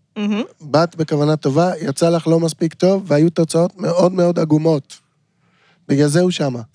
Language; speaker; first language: Hebrew; native; Hebrew